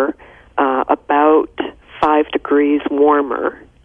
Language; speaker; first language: English; native; English